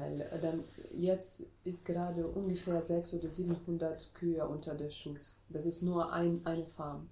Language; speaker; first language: German; non-native, fluent; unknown